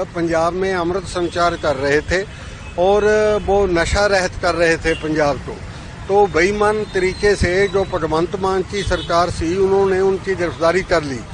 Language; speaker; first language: Hindi; non-native, local second language; Punjabi